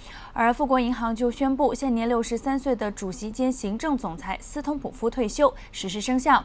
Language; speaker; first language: Chinese; non-native, local second language; Cantonese